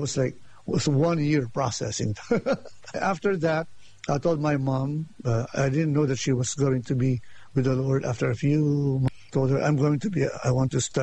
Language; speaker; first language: English; non-native, local second language; Filipino